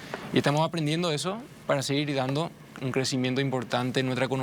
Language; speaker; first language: Spanish; native; Spanish